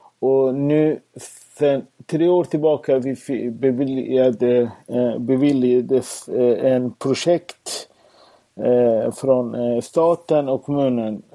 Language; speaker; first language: Swedish; non-native, fluent; Persian